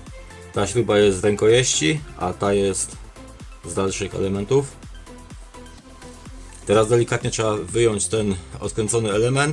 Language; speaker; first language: Polish; native; Polish